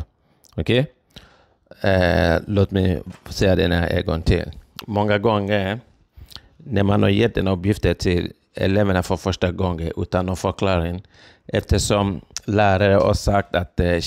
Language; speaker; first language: Swedish; non-native, fluent; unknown